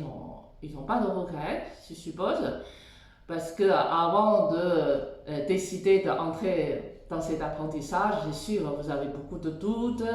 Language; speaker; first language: French; non-native, fluent; Chinese